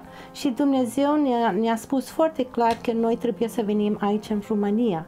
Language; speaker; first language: Romanian; non-native, fluent; English